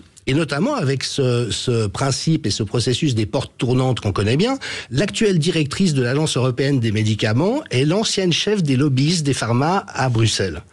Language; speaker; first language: French; native; French